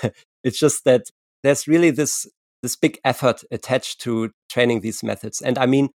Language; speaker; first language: English; non-native, fluent; German